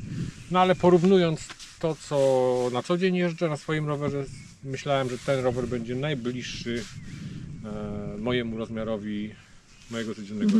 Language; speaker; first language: Polish; native; Polish